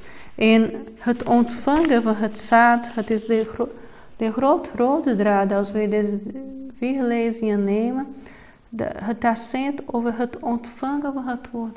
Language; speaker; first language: Dutch; non-native, fluent; Portuguese